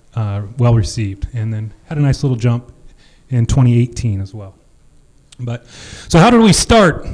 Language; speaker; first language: English; native; English